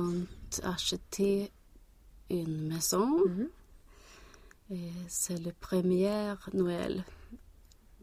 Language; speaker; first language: French; non-native, learner; Swedish